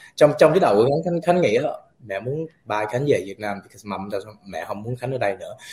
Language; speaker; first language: Vietnamese; early bilingual, heritage; Vietnamese